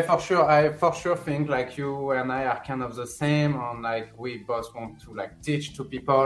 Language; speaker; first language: English; non-native, fluent; French